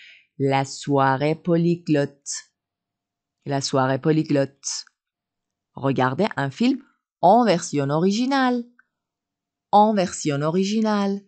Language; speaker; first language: French; non-native, fluent; Persian